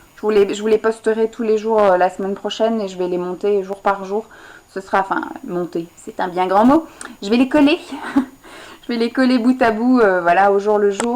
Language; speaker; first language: French; native; French